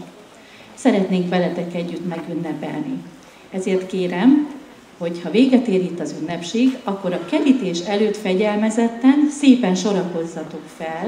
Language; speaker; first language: Hungarian; native; Hungarian